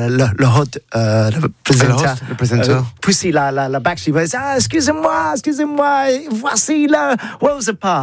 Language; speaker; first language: French; non-native, learner; English